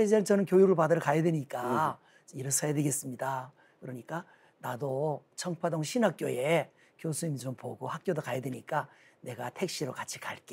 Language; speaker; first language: Korean; native; Korean